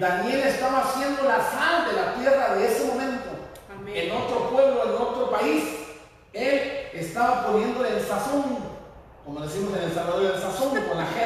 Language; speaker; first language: Spanish; native; Spanish